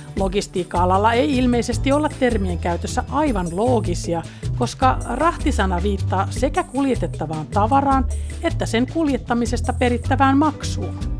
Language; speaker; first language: Finnish; native; Finnish